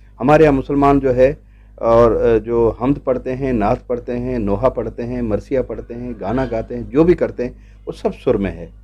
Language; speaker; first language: Urdu; non-native, local second language; Sindhi